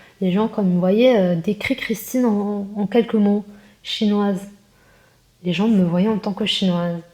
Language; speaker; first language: French; early bilingual, other home language; Chinese